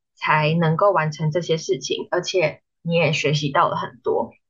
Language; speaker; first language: Chinese; native; Chinese